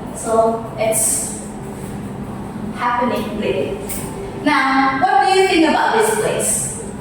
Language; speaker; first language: English; non-native, fluent; Indonesian